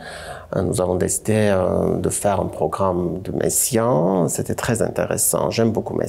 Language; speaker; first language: French; non-native, fluent; Armenian